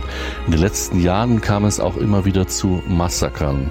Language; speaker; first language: German; native; German